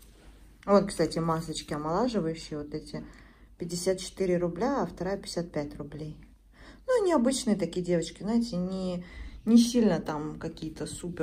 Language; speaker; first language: Russian; native; Russian